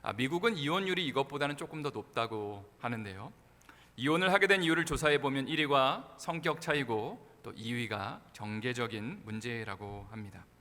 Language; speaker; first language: Korean; native; Korean